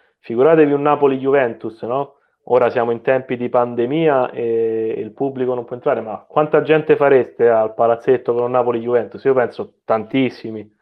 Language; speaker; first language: Italian; native; Italian